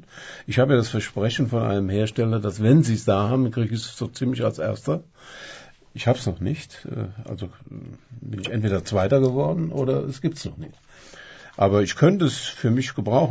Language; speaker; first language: German; native; German